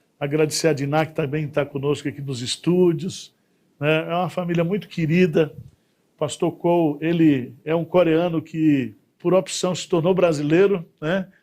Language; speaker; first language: Portuguese; native; Portuguese